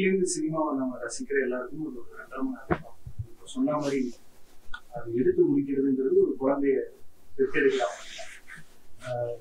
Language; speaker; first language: Tamil; native; Tamil